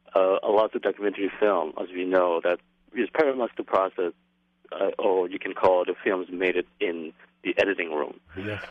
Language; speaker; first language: English; non-native, fluent; Lao